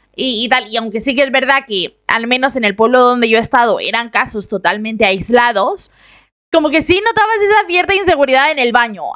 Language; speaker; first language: Spanish; native; Spanish